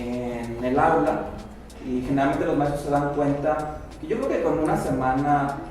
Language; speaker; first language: Spanish; native; Spanish